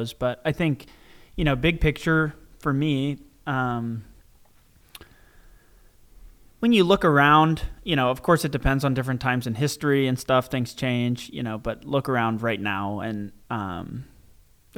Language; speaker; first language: English; native; English